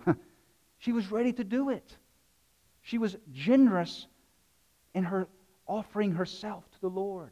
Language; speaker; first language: English; native; English